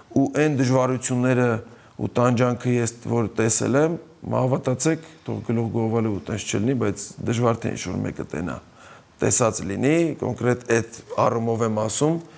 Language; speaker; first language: Armenian; early bilingual, heritage; Armenian